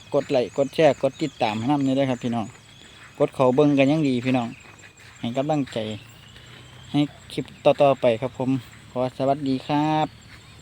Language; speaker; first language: Thai; native; Thai